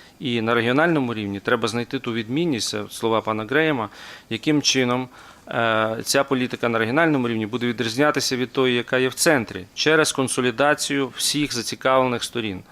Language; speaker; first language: Ukrainian; native; Ukrainian